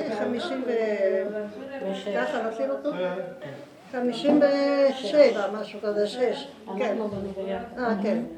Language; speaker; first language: Hebrew; non-native, fluent; Spanish